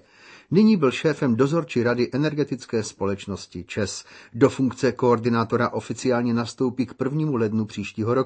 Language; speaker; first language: Czech; native; Czech